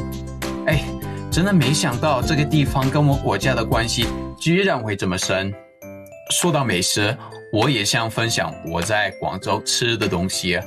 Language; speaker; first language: Chinese; non-native, fluent; English